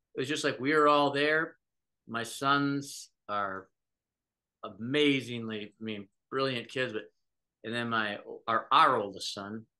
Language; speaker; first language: English; native; English